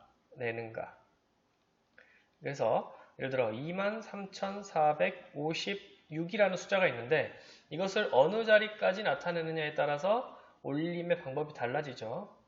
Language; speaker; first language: Korean; native; Korean